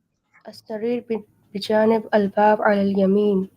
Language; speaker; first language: Arabic; non-native, learner; Hindi